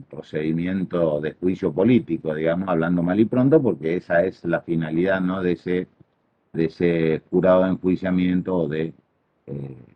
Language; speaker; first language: Spanish; native; Spanish